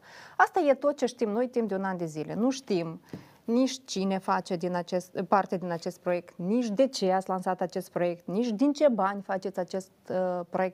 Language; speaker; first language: Romanian; native; Romanian